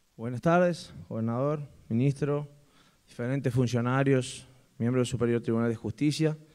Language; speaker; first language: Spanish; native; Spanish